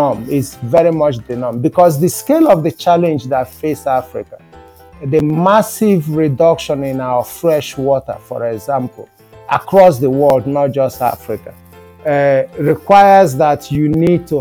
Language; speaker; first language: English; non-native, local second language; Igbo